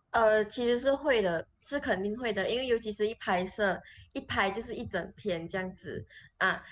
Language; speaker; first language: Chinese; native; Chinese